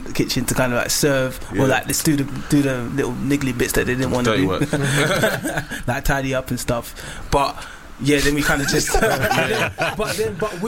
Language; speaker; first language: English; native; English